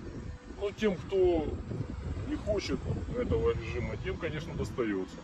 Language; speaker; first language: Russian; native; Russian